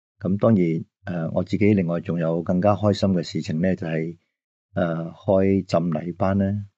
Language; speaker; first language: Cantonese; native; Cantonese